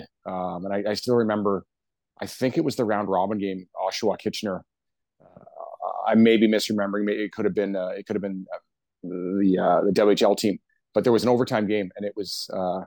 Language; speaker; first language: English; native; English